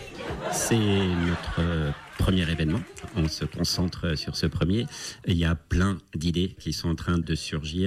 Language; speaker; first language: French; native; French